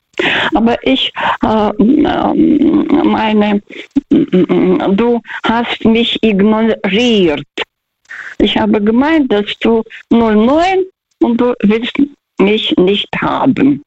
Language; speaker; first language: German; non-native, fluent; Russian